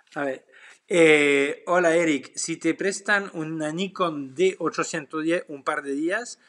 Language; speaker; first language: Spanish; non-native, fluent; French